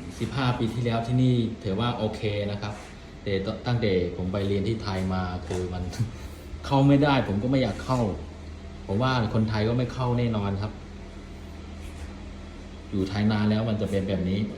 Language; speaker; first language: Thai; non-native, fluent; Chinese